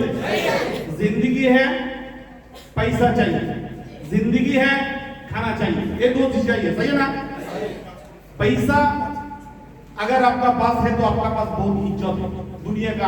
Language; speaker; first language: Hindi; non-native, local second language; Bangla